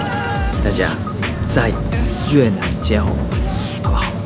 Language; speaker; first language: Chinese; non-native, learner; Japanese